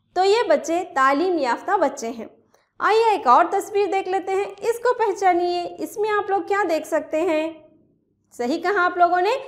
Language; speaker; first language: Urdu; native; Urdu